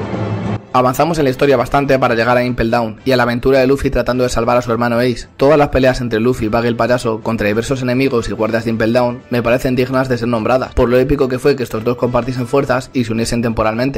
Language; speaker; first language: Spanish; native; Spanish